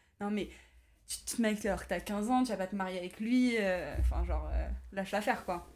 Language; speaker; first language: French; native; French